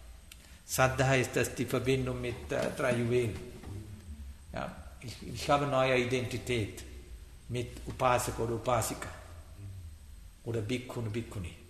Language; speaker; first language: German; non-native, learner; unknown